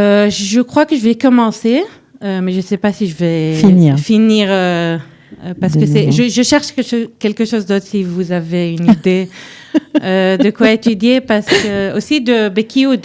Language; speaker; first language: French; early bilingual, heritage; French